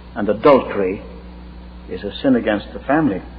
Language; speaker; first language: English; native; English